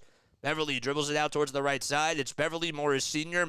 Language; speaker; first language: English; native; English